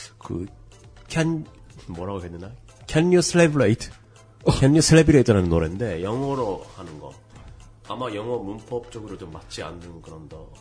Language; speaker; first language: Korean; non-native, fluent; Japanese